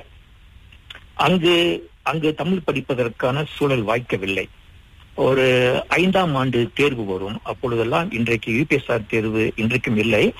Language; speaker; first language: Tamil; early bilingual, heritage; Tamil